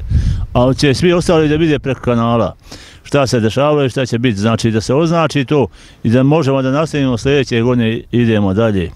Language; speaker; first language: Serbian; native; Serbian